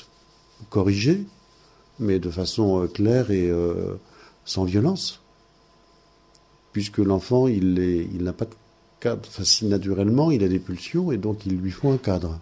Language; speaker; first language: French; native; French